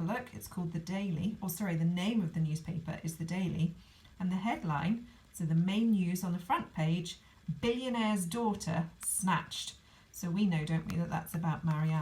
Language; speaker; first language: English; native; English